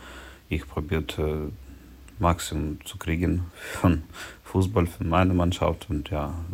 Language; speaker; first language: German; non-native, learner; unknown